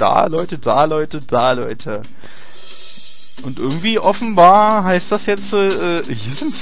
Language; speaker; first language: German; native; German